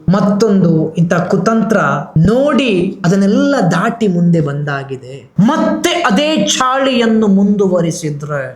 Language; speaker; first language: Kannada; non-native, local second language; Tulu